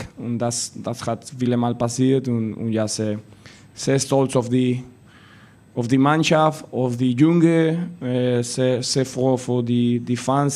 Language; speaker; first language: German; non-native, learner; Spanish